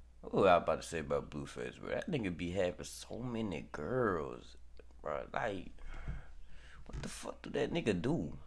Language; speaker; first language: English; native; English